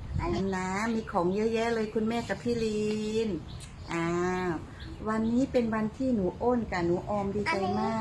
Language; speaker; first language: Thai; native; Thai